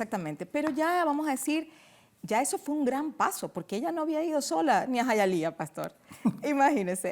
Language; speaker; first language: Spanish; native; Spanish